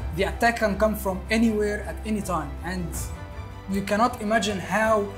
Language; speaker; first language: English; early bilingual, other home language; Arabic